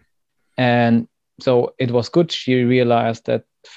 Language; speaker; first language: English; non-native, fluent; German